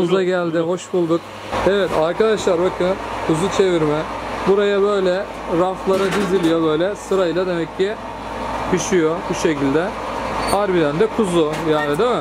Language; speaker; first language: Turkish; native; Turkish